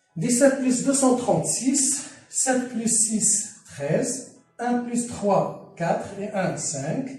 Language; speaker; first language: French; non-native, local second language; Arabic